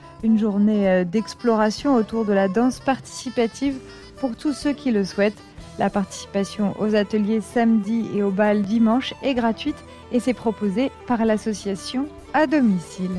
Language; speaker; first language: French; native; French